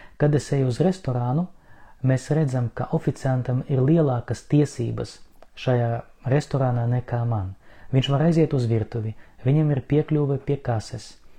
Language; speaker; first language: Latvian; non-native, local second language; Russian